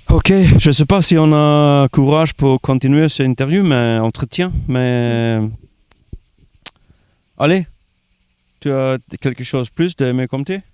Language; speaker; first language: French; non-native, fluent; Swedish